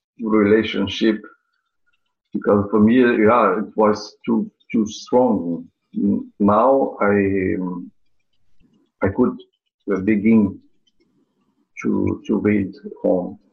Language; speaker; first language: English; non-native, learner; Portuguese